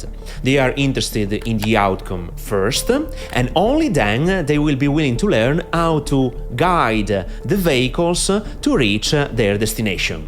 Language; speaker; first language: English; non-native, fluent; Italian